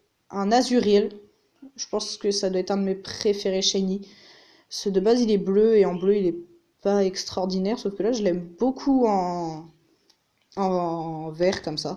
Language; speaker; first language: French; native; French